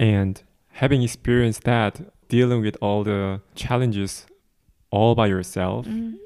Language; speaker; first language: English; non-native, fluent; Korean